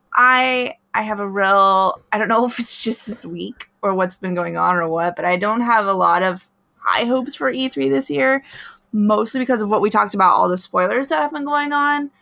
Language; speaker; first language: English; native; English